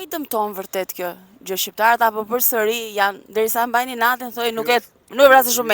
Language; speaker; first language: Albanian; native; Albanian